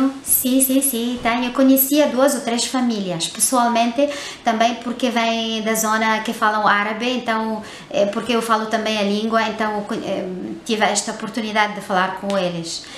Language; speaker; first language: Portuguese; non-native, fluent; Arabic